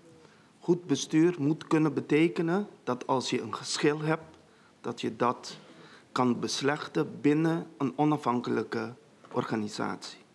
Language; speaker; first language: Dutch; non-native, local second language; Papiamento